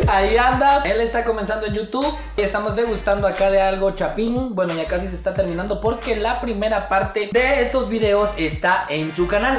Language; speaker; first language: Spanish; native; Spanish